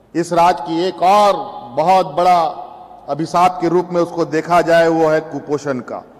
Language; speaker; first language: Hindi; native; Hindi